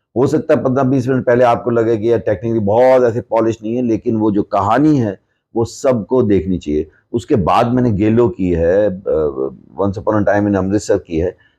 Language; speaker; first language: Hindi; non-native, local second language; Punjabi